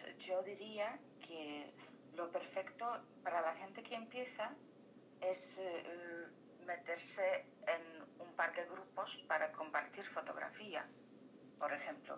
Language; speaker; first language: Spanish; non-native, fluent; Polish